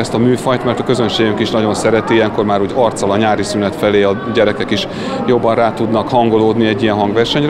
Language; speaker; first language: Hungarian; native; Hungarian